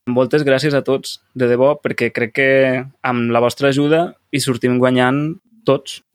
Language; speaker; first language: Catalan; native; Catalan